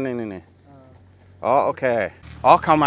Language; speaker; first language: Thai; non-native, learner; English